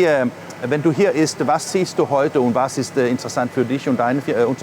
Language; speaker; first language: German; non-native, learner; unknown